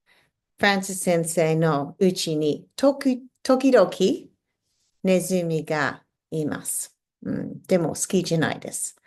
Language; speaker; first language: Japanese; non-native, fluent; English